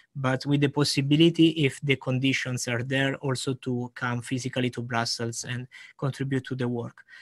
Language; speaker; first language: English; non-native, fluent; Italian